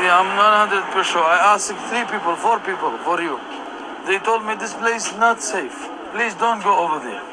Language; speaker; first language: English; non-native, learner; Arabic